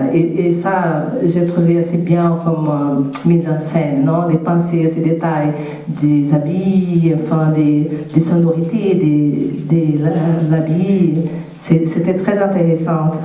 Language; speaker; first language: French; non-native, fluent; Portuguese